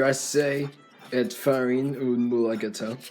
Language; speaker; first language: French; non-native, learner; English